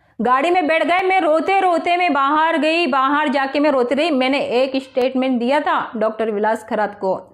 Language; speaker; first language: Hindi; non-native, local second language; Marathi